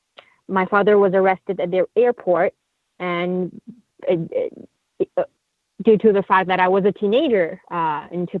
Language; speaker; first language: English; non-native, fluent; Uyghur